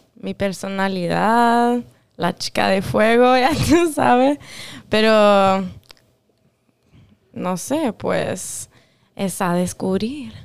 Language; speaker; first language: Spanish; non-native, local second language; French